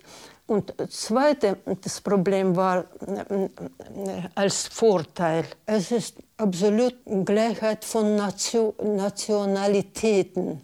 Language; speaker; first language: German; non-native, learner; Russian